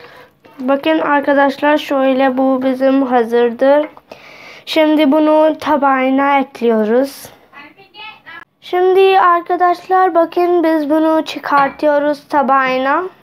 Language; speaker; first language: Turkish; non-native, learner; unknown